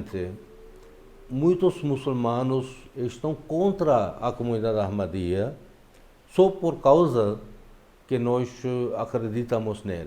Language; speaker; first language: Portuguese; non-native, fluent; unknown